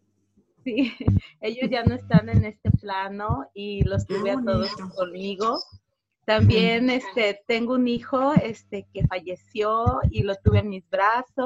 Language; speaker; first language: Spanish; native; Spanish